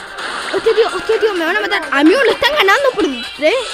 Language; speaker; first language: Spanish; native; Spanish